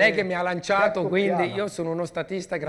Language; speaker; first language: Italian; native; Italian